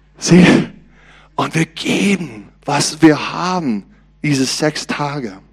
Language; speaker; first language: German; non-native, learner; English